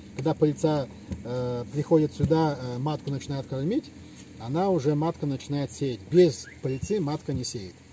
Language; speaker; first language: Russian; non-native, local second language; Adyghe